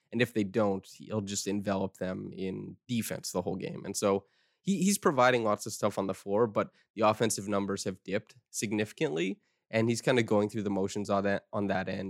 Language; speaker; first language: English; native; English